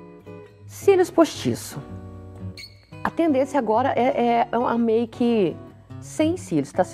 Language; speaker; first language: Portuguese; native; Portuguese